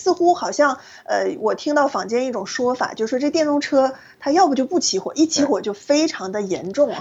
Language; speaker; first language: Chinese; native; Chinese